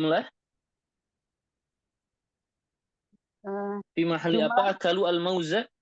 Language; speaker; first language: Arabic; non-native, fluent; Indonesian